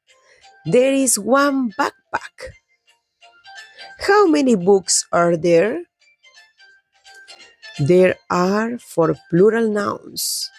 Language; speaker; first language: English; non-native, fluent; Spanish